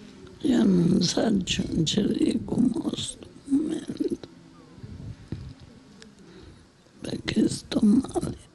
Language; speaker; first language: Italian; non-native, local second language; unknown